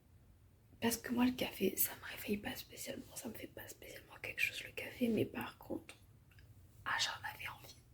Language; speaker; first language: French; native; French